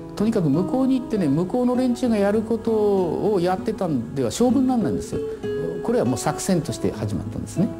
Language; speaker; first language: Japanese; native; Japanese